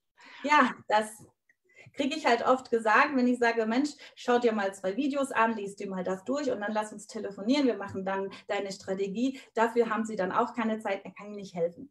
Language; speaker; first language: German; native; German